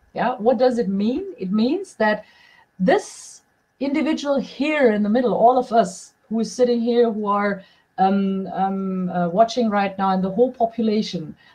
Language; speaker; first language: English; non-native, fluent; German